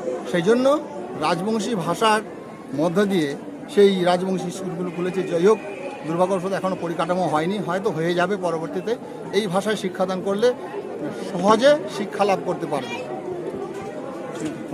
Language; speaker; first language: Bangla; non-native, local second language; Rangpuri